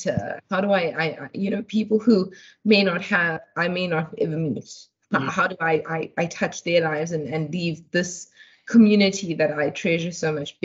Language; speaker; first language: English; native; English